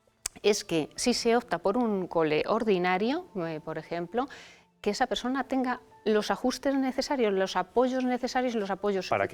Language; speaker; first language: Spanish; native; Spanish